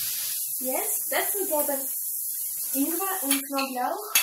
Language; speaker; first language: German; non-native, learner; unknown